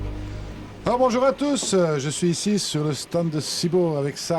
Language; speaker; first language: French; native; French